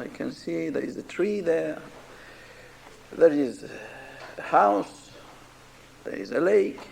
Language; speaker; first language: English; non-native, fluent; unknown